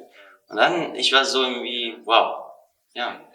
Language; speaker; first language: German; non-native, learner; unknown